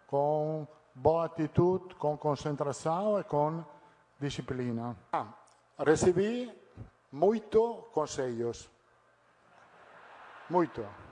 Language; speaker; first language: Portuguese; non-native, fluent; Italian